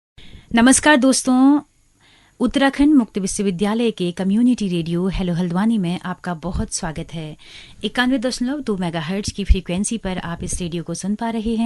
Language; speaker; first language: Hindi; native; Hindi